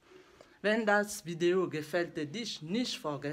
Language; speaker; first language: German; non-native, learner; French